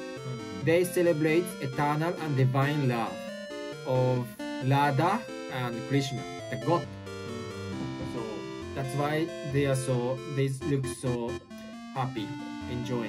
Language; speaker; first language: English; non-native, learner; Japanese